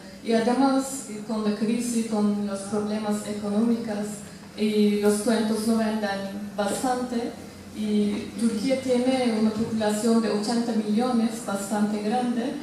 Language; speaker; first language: Spanish; non-native, fluent; Turkish